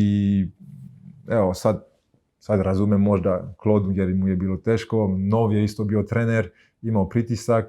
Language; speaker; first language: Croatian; early bilingual, heritage; Croatian